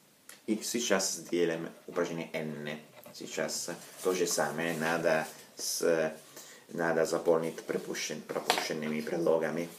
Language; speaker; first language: Russian; non-native, fluent; Italian